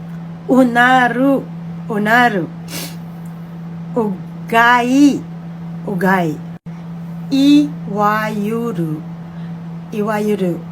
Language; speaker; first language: Japanese; non-native, fluent; Filipino